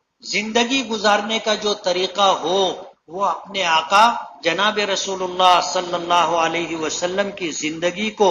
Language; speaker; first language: Urdu; native; Urdu